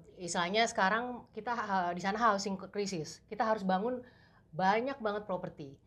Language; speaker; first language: Indonesian; native; Indonesian